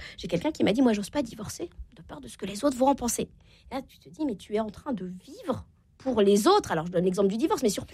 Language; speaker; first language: French; native; French